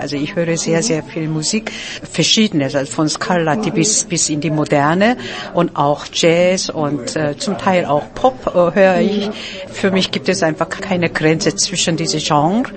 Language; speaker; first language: German; non-native, fluent; Korean